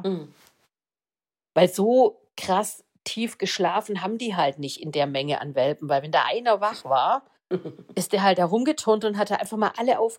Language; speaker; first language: German; native; German